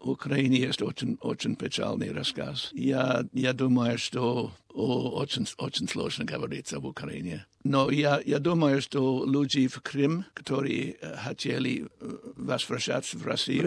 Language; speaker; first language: Russian; non-native, learner; English